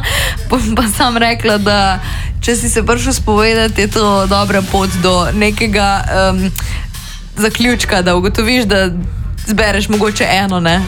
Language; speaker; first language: Slovenian; native; Slovenian